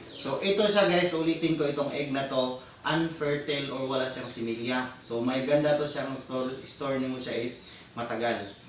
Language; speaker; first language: Filipino; non-native, local second language; Cebuano